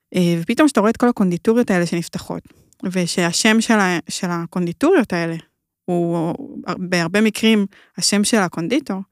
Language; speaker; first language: Hebrew; native; Hebrew